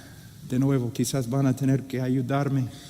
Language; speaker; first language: Spanish; non-native, fluent; English